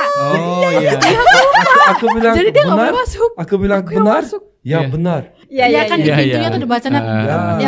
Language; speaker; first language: Indonesian; non-native, learner; Turkish